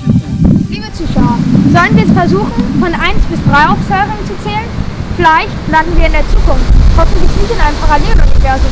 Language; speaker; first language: German; native; German